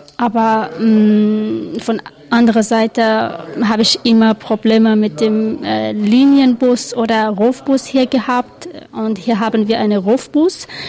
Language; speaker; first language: German; non-native, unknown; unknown